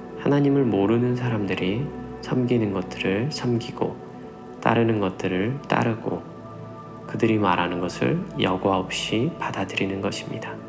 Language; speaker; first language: Korean; native; Korean